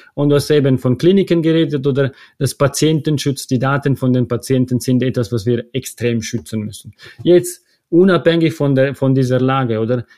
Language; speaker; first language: German; non-native, local second language; Italian